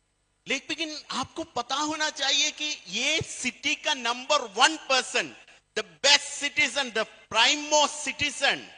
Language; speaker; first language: Hindi; non-native, fluent; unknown